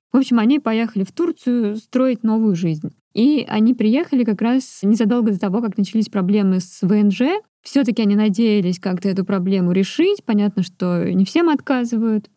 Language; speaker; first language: Russian; native; Russian